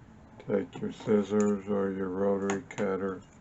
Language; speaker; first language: English; native; English